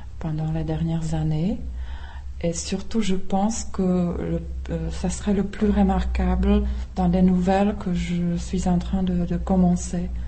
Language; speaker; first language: French; non-native, fluent; Czech